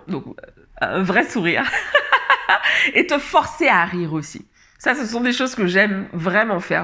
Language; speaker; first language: French; native; French